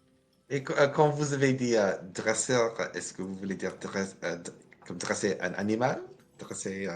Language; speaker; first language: French; non-native, learner; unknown